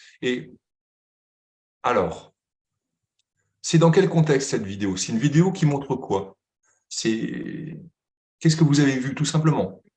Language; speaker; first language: French; native; French